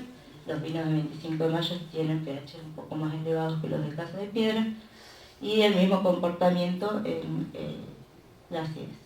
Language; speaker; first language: Spanish; native; Spanish